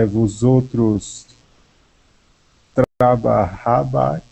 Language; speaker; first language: Spanish; non-native, learner; Portuguese